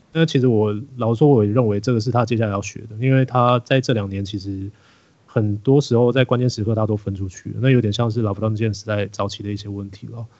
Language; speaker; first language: Chinese; native; Chinese